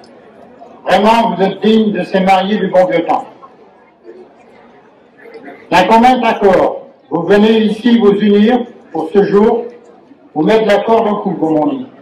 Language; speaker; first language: French; native; French